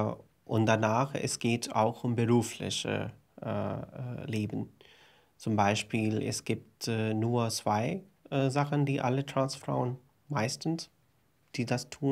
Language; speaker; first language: German; non-native, fluent; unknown